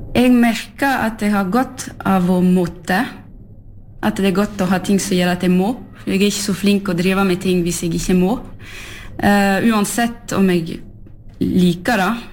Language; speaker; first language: Norwegian; non-native, fluent; French